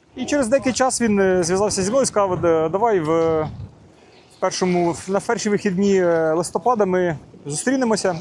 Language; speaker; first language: Ukrainian; native; Ukrainian